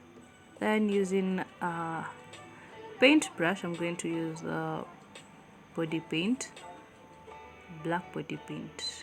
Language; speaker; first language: English; non-native, local second language; Swahili